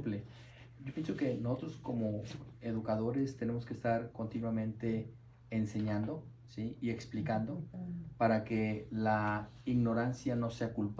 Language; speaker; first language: Spanish; native; Spanish